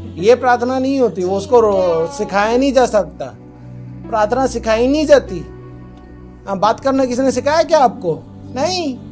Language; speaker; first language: Hindi; non-native, local second language; Marathi